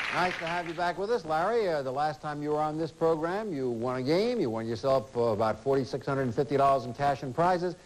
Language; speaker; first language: English; native; English